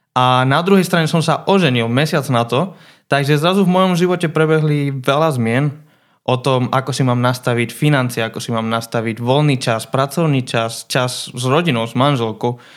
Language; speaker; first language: Slovak; non-native, fluent; Spanish